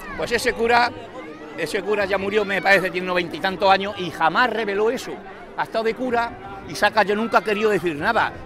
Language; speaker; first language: Spanish; native; Spanish